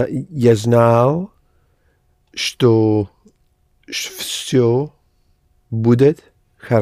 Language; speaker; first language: Russian; non-native, learner; English